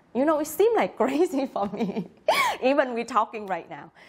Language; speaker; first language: English; non-native, learner; Vietnamese